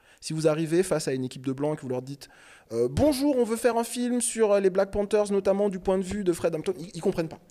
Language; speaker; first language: French; native; French